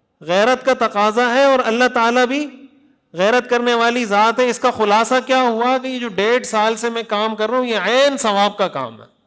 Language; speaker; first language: Urdu; non-native, local second language; Pashto